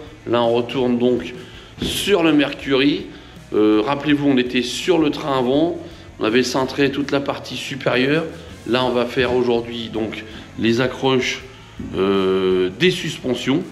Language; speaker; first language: French; native; French